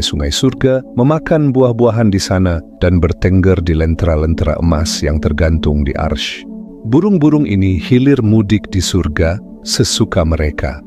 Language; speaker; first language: Indonesian; native; Indonesian